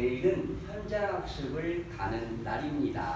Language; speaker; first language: Korean; non-native, fluent; Vietnamese